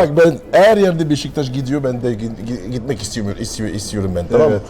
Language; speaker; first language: Turkish; non-native, learner; French